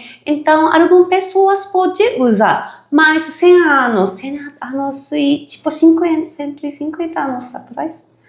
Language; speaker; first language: Portuguese; non-native, fluent; Japanese